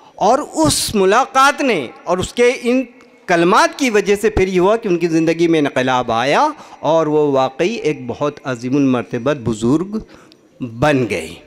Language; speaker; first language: Urdu; native; Urdu